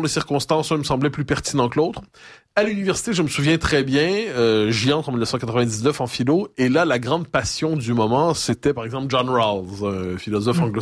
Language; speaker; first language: French; native; French